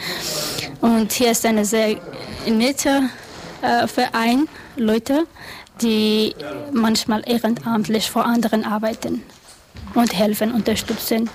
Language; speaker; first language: German; non-native, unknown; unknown